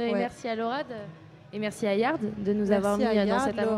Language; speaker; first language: French; native; French